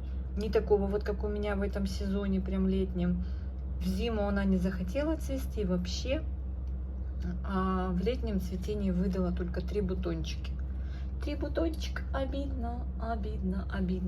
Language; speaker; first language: Russian; native; Russian